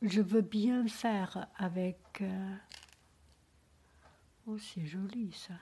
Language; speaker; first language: French; non-native, learner; Chinese